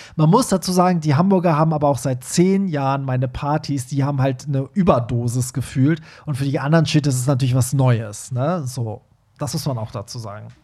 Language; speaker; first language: German; early bilingual, other home language; Persian